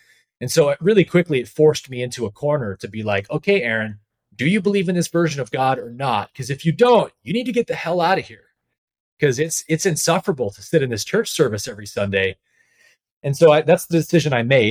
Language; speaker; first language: English; native; English